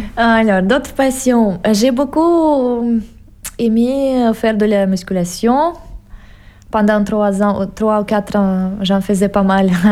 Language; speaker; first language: French; non-native, fluent; Russian